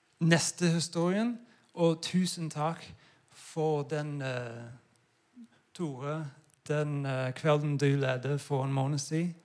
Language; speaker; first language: Norwegian; non-native, fluent; English